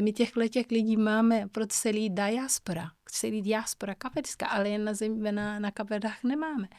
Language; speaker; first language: Czech; non-native, fluent; Kabuverdianu